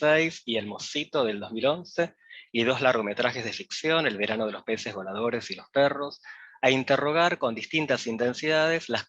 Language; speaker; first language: Spanish; native; Spanish